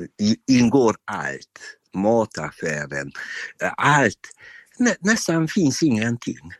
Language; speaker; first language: Swedish; non-native, learner; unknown